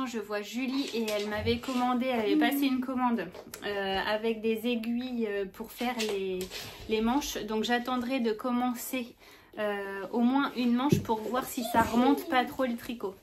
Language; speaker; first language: French; native; French